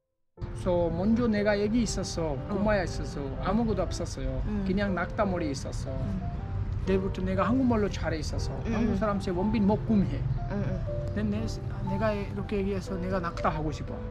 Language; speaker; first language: Korean; non-native, learner; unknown